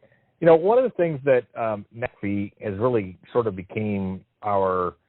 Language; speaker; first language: English; native; English